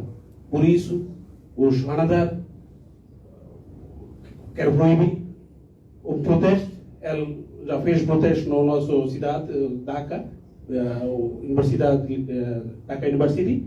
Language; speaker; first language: Portuguese; non-native, learner; Bangla